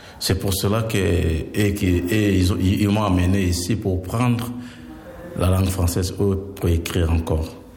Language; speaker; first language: French; non-native, local second language; Lingala